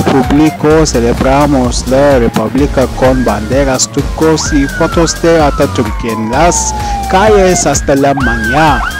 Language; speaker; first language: Spanish; non-native, learner; Turkish